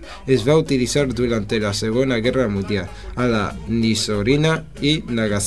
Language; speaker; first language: Catalan; non-native, learner; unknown